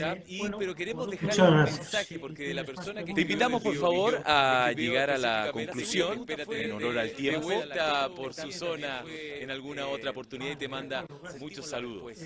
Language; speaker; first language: Spanish; native; Spanish